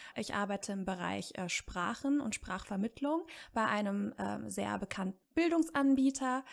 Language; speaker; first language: German; native; German